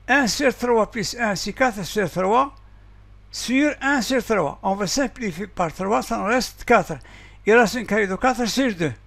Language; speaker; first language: French; non-native, local second language; Arabic